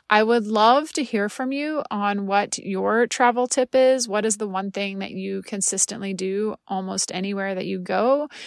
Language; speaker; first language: English; native; English